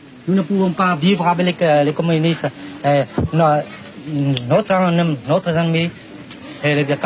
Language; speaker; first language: French; non-native, fluent; Vietnamese